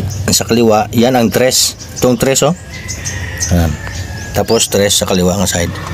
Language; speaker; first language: Filipino; non-native, local second language; Cebuano